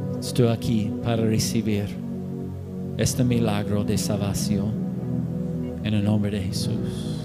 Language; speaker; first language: Spanish; non-native, learner; English